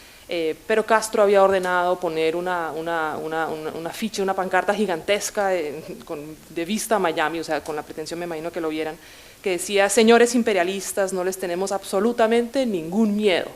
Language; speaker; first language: Spanish; native; Spanish